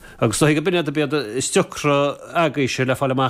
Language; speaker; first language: Irish; native; Irish